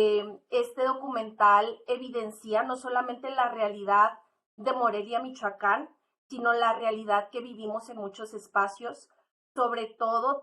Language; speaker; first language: Spanish; native; Spanish